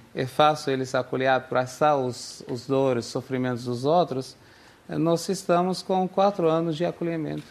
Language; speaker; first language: Portuguese; non-native, fluent; Arabic